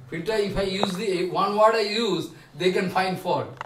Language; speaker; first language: English; non-native, local second language; Bangla